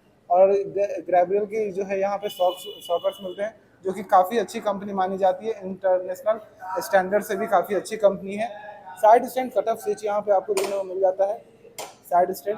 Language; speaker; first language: Hindi; native; Hindi